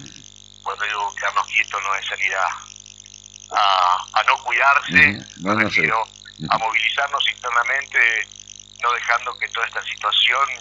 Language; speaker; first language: Spanish; native; Spanish